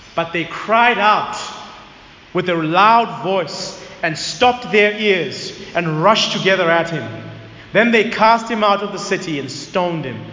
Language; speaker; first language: English; non-native, local second language; Zulu